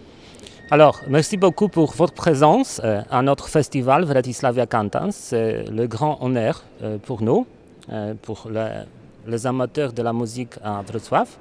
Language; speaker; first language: French; non-native, learner; Polish